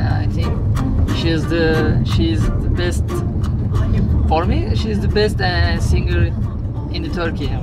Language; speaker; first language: English; non-native, learner; Turkish